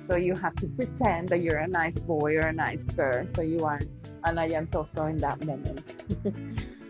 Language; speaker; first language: English; non-native, fluent; Spanish